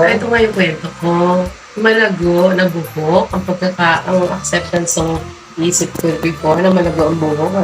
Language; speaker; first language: Filipino; native; Filipino